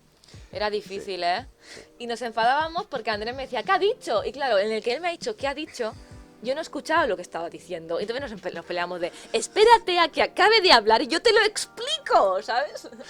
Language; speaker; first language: Spanish; native; Spanish